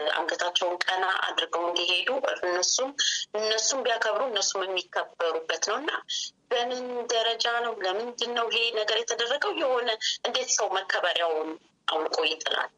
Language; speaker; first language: Amharic; native; Amharic